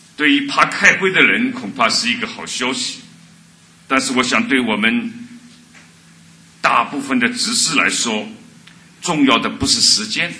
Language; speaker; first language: Chinese; native; Chinese